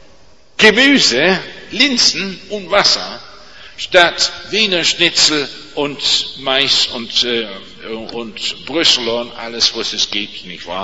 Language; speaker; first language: German; non-native, fluent; English